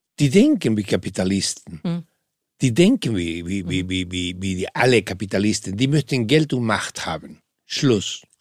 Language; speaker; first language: German; non-native, fluent; Spanish